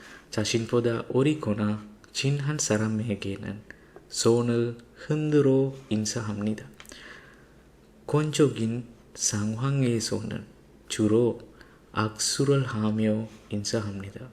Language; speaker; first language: Korean; non-native, learner; Sinhala